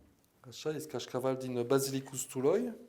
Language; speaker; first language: Romanian; non-native, learner; French